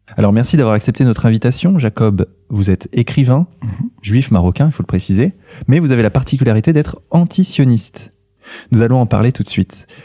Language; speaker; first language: French; native; French